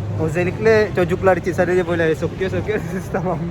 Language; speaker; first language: Turkish; non-native, learner; Indonesian